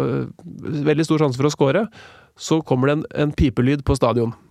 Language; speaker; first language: Norwegian; native; Norwegian